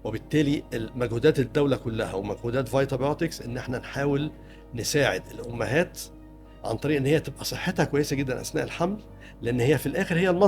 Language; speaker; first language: Arabic; native; Arabic